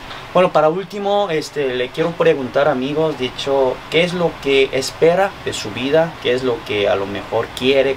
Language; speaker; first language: Spanish; non-native, fluent; Korean